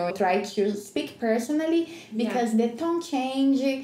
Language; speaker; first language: English; non-native, learner; Portuguese